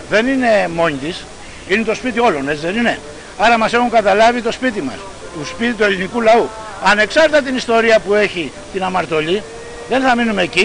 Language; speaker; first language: Greek; native; Greek